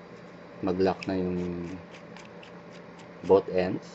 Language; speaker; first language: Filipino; native; Filipino